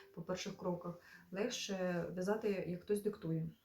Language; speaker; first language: Ukrainian; non-native, local second language; Russian